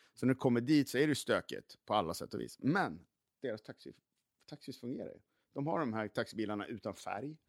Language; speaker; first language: Swedish; native; Swedish